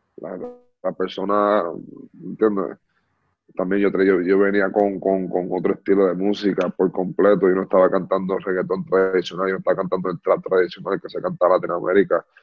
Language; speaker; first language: Spanish; early bilingual, heritage; Spanish